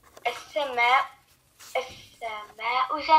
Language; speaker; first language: Arabic; non-native, learner; French